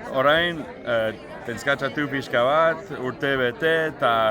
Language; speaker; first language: Basque; non-native, learner; English